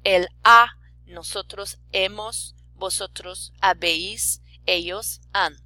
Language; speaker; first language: Spanish; non-native, fluent; French